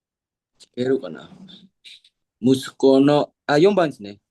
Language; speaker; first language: Japanese; non-native, learner; Indonesian